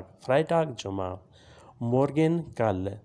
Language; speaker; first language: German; non-native, fluent; Urdu